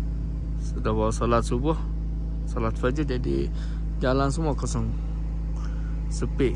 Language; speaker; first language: Indonesian; non-native, fluent; Arabic